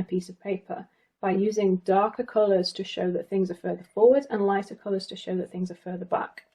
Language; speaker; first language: English; native; English